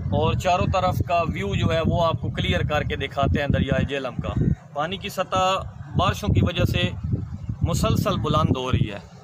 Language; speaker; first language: Urdu; non-native, local second language; Punjabi